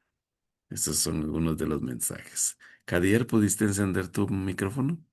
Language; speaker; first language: Spanish; native; Spanish